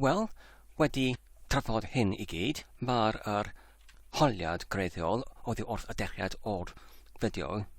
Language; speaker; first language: Welsh; non-native, learner; English